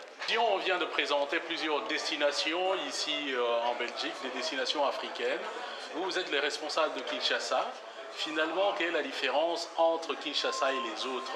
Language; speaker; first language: French; native; French